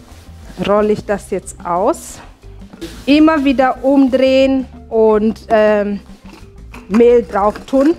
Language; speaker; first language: German; non-native, fluent; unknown